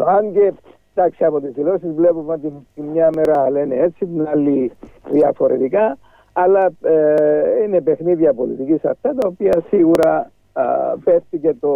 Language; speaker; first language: Greek; native; Greek